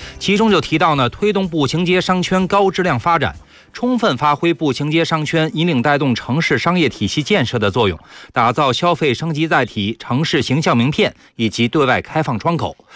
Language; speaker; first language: Chinese; native; Chinese